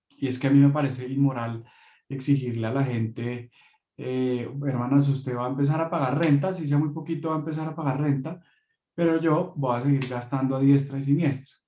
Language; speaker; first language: Spanish; native; Spanish